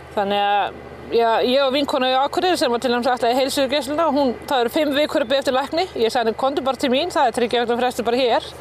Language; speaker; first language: Icelandic; native; Icelandic